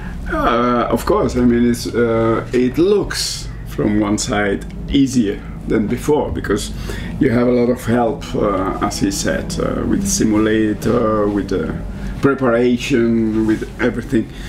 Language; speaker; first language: English; non-native, fluent; Spanish